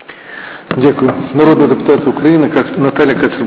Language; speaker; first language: Ukrainian; native; Ukrainian